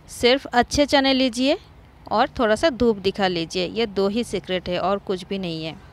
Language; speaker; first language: Hindi; non-native, local second language; Marathi